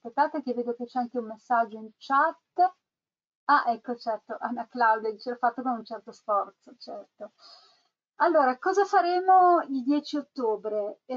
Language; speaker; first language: Italian; native; Italian